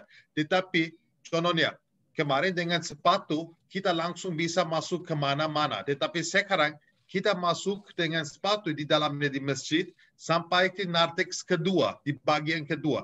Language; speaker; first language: Indonesian; non-native, fluent; Turkish